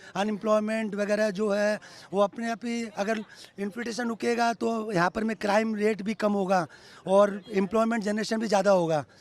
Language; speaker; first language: Hindi; native; Hindi